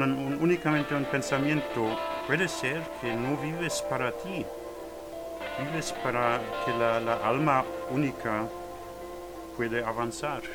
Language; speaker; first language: Spanish; non-native, learner; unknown